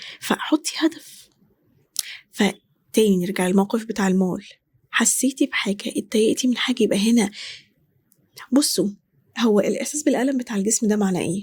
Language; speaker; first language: Arabic; native; Arabic